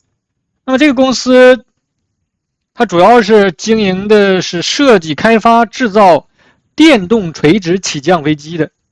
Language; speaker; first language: Chinese; native; Chinese